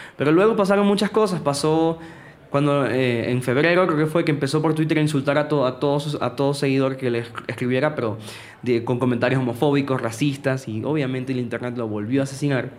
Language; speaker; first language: Spanish; native; Spanish